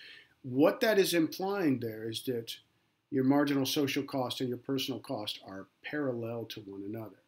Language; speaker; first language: English; native; English